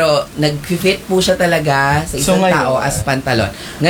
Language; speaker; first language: Filipino; native; Filipino